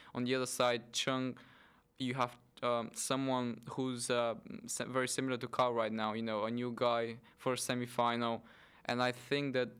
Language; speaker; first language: English; non-native, fluent; Bulgarian